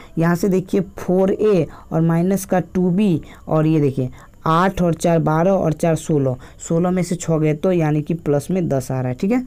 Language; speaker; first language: Hindi; native; Hindi